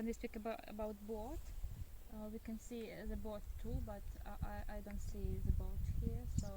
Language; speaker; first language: English; non-native, learner; Russian